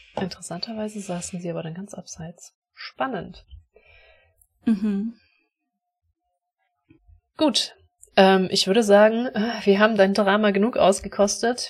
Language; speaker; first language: German; native; German